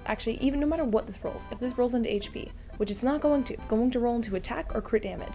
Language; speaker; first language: English; native; English